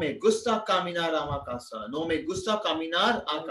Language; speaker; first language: Spanish; non-native, fluent; Hindi